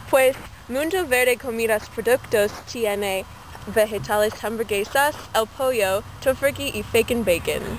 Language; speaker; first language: Spanish; non-native, learner; English